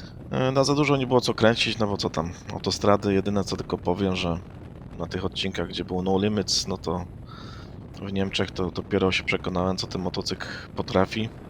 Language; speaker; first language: Polish; native; Polish